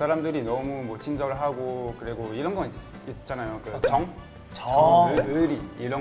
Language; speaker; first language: Korean; non-native, fluent; French